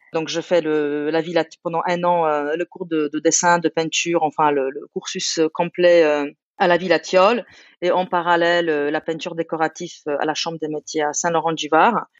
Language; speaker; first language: French; non-native, fluent; Polish